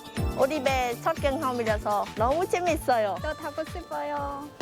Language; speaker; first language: Korean; non-native, fluent; Vietnamese